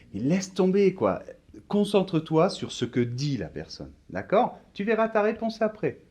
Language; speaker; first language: French; native; French